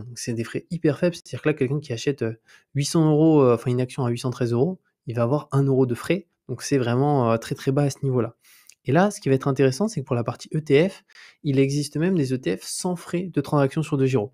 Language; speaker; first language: French; native; French